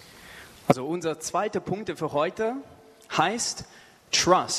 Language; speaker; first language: German; non-native, learner; English